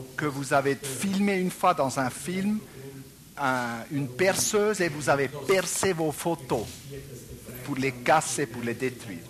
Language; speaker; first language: French; non-native, local second language; German